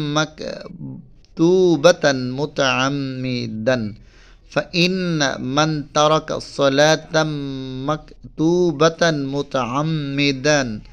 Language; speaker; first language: Arabic; non-native, fluent; Bangla